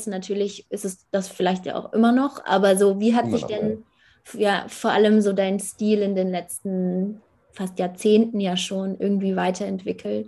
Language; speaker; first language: German; native; German